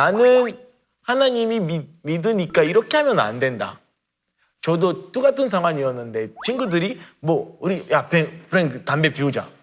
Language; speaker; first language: Korean; non-native, fluent; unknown